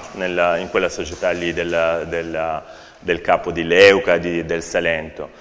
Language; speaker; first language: Italian; native; Italian